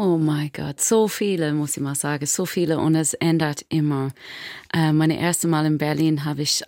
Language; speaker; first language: German; non-native, learner; English